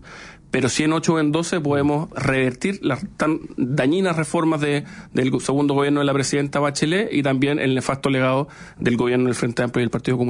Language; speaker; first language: Spanish; native; Spanish